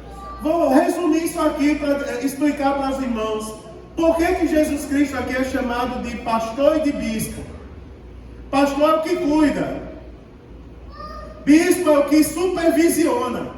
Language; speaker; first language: Portuguese; native; Portuguese